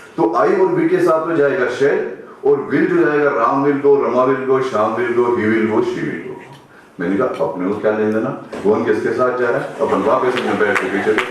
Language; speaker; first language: Hindi; non-native, local second language; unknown